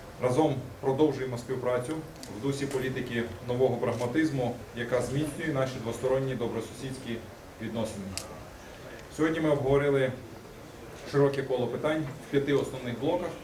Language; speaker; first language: Ukrainian; native; Ukrainian